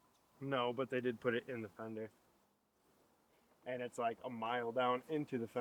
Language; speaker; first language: English; native; English